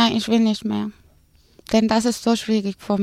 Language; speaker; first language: German; non-native, fluent; Arabic